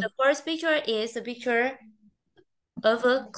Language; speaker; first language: English; non-native, fluent; Vietnamese